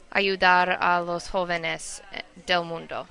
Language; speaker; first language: Spanish; non-native, learner; English